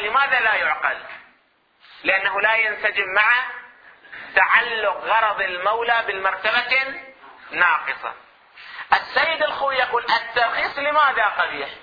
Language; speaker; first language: Arabic; native; Arabic